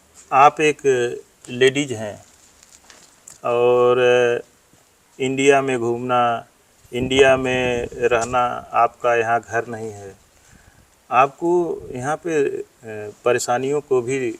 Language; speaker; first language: Hindi; native; Hindi